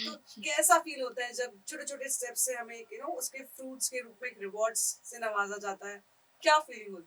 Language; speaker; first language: Hindi; native; Hindi